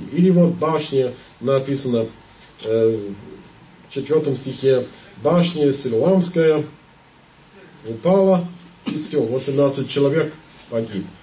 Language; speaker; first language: Russian; non-native, fluent; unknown